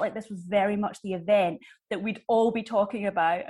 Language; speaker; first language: English; native; English